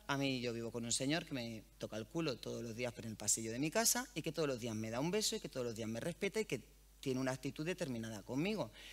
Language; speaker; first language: Spanish; native; Spanish